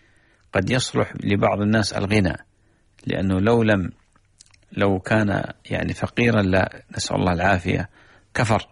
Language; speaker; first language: Arabic; native; Arabic